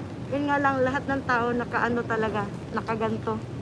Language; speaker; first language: Filipino; non-native, local second language; Cebuano